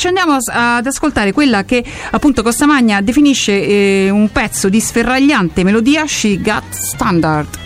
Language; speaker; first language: Italian; native; Italian